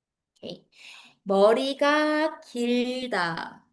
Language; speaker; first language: Korean; non-native, fluent; Filipino